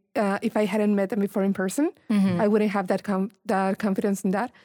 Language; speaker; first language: English; non-native, fluent; Spanish